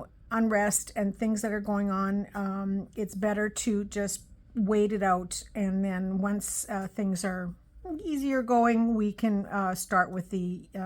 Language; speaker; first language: English; native; English